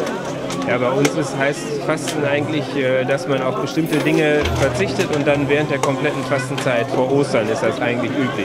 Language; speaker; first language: German; native; German